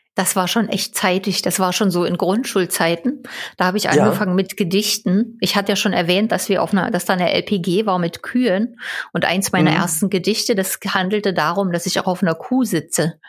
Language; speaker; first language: German; native; German